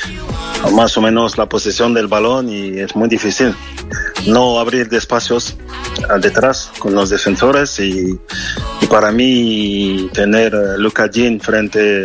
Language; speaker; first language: Spanish; non-native, fluent; French